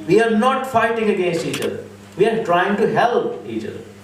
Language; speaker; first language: English; non-native, local second language; Urdu